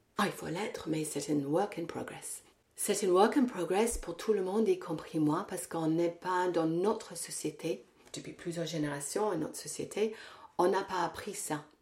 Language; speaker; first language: French; non-native, fluent; English